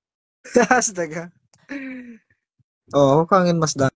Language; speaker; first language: Indonesian; non-native, learner; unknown